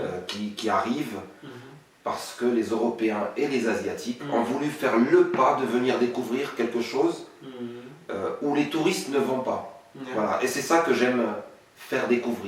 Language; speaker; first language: French; non-native, local second language; Arabic